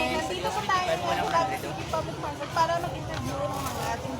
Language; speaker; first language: Filipino; non-native, local second language; Hiligaynon